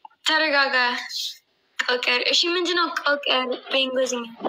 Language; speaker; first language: Amharic; non-native, learner; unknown